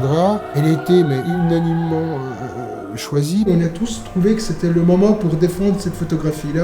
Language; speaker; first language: French; native; French